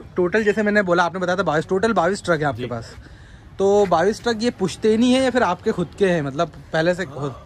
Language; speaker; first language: Hindi; native; Hindi